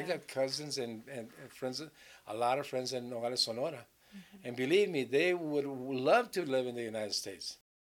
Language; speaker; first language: English; native; English